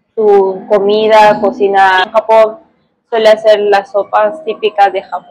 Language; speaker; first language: Spanish; early bilingual, heritage; Spanish